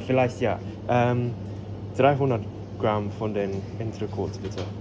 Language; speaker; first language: German; non-native, learner; English